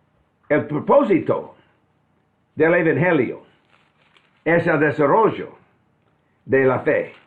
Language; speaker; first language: Spanish; non-native, fluent; English